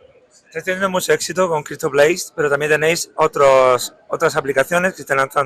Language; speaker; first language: Spanish; native; Spanish